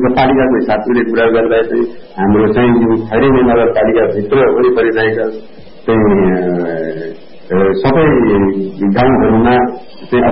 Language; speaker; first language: Nepali; native; Nepali